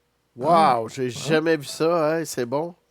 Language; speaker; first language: French; native; French